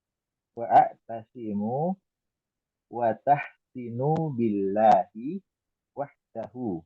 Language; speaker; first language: Arabic; non-native, learner; Indonesian